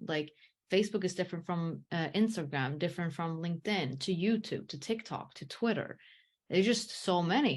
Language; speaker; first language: English; early bilingual, heritage; English